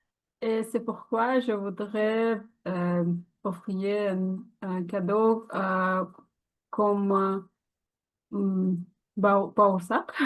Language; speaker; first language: French; non-native, learner; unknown